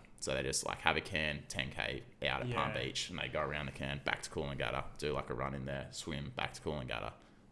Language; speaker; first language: English; native; English